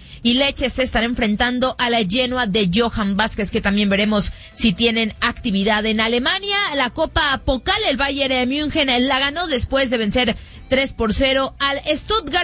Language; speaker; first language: Spanish; native; Spanish